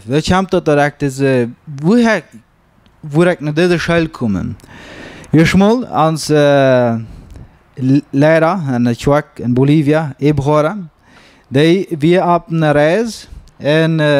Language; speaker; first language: German; non-native, learner; Plautdietsch